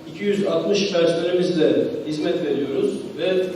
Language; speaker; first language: Turkish; early bilingual, heritage; Turkish